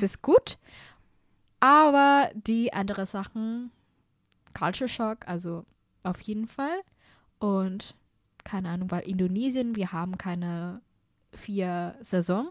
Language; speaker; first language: German; non-native, fluent; Indonesian